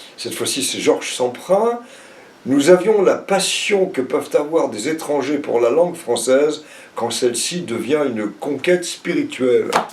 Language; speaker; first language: French; native; French